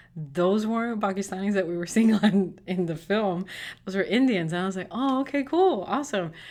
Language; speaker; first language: English; native; English